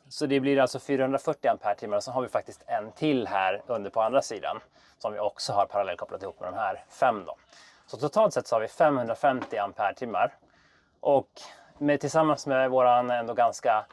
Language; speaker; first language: Swedish; native; Swedish